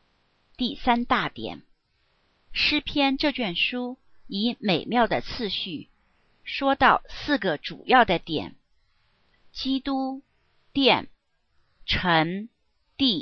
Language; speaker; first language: Chinese; native; Chinese